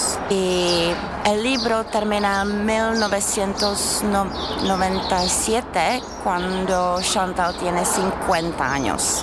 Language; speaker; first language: Spanish; non-native, learner; Czech